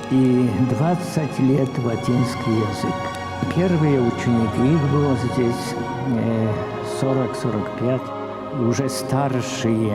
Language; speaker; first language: Russian; non-native, fluent; Polish